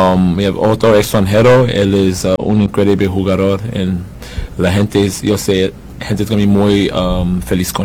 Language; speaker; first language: Spanish; non-native, learner; English